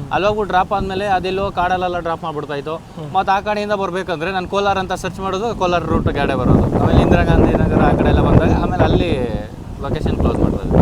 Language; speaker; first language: Kannada; non-native, local second language; Telugu